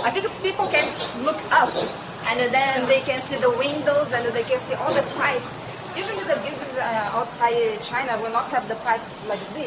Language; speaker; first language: English; non-native, fluent; Portuguese